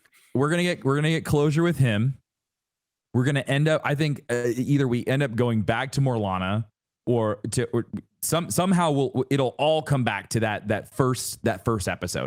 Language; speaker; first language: English; native; English